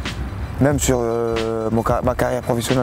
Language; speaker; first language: French; non-native, local second language; Arabic